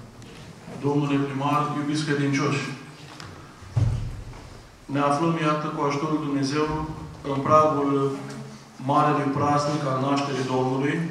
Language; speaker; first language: Romanian; native; Romanian